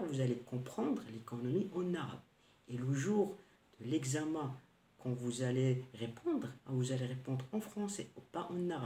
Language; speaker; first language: French; non-native, local second language; Arabic